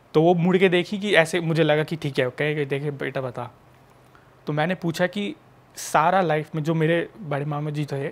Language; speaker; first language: Hindi; native; Hindi